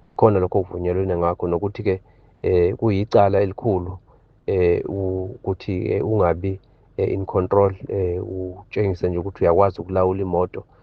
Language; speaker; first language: Zulu; native; Zulu